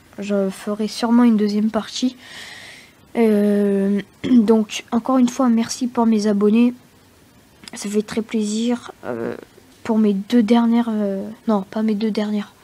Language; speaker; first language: French; native; French